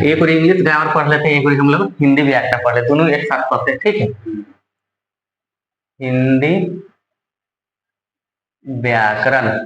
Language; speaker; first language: Hindi; non-native, local second language; Bhojpuri